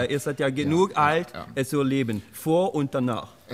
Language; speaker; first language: German; non-native, learner; Swedish